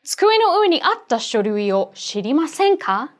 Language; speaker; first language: Japanese; non-native, fluent; English